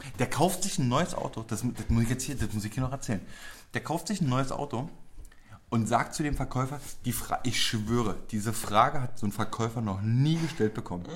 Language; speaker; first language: German; early bilingual, other home language; Polish